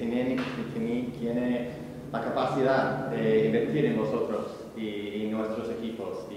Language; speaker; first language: Spanish; non-native, learner; English